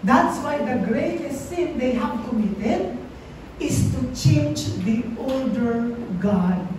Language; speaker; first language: English; non-native, local second language; Filipino